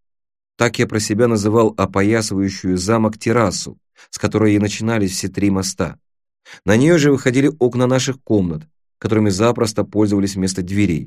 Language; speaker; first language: Russian; native; Russian